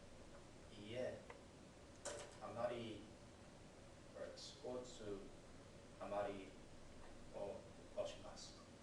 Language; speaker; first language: Japanese; non-native, learner; English